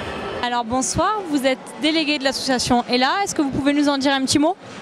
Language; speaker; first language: French; native; French